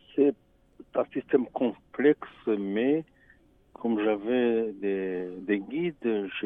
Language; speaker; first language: French; non-native, local second language; Rundi